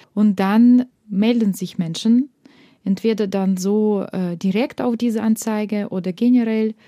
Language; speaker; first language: German; non-native, fluent; Russian